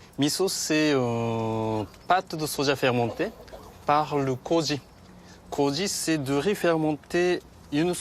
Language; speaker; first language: French; non-native, learner; Japanese